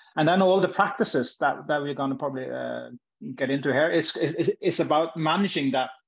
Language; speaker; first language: English; non-native, fluent; Norwegian